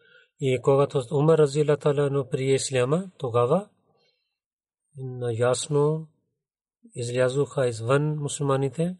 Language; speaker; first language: Bulgarian; non-native, learner; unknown